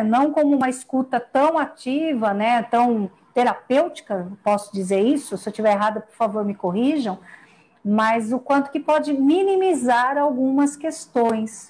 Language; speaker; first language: Portuguese; native; Portuguese